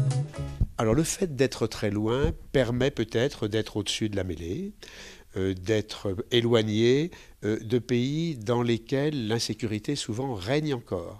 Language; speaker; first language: French; native; French